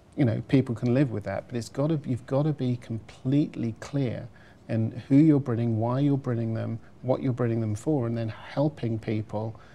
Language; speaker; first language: English; native; English